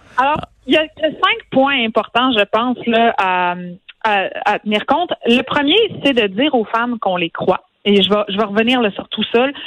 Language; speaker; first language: French; native; French